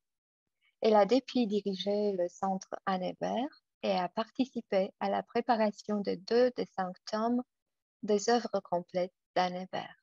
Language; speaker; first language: French; non-native, fluent; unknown